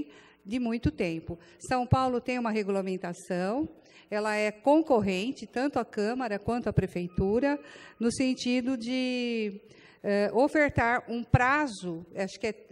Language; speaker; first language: Portuguese; native; Portuguese